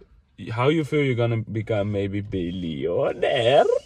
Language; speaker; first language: English; non-native, fluent; Dutch